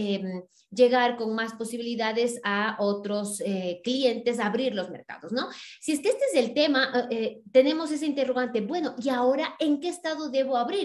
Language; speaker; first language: Spanish; native; Spanish